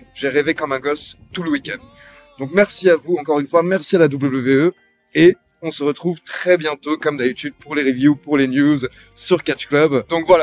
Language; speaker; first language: French; native; French